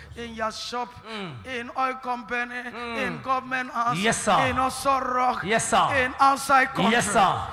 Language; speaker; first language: English; non-native, local second language; Ibibio